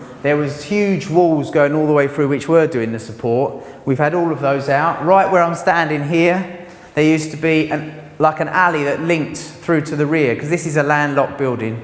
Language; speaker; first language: English; native; English